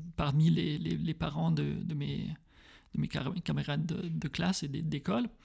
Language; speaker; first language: French; early bilingual, heritage; French